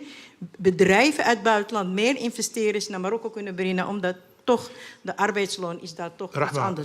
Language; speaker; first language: Dutch; non-native, fluent; Arabic